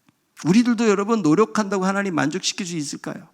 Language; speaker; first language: Korean; native; Korean